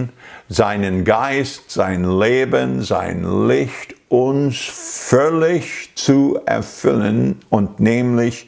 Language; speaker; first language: German; non-native, fluent; English